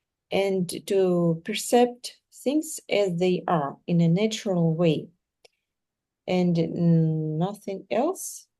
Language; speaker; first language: English; non-native, fluent; Russian